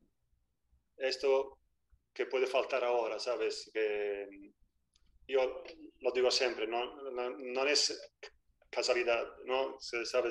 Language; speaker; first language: Spanish; non-native, fluent; Italian